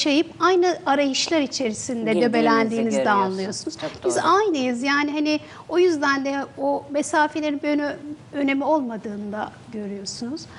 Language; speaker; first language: Turkish; native; Turkish